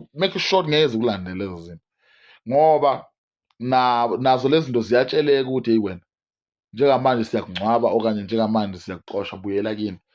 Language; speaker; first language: Zulu; non-native, local second language; Swati